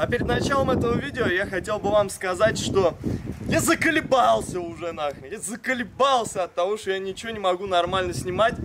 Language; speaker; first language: Russian; native; Russian